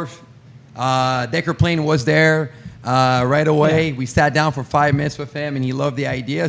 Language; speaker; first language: English; non-native, fluent; French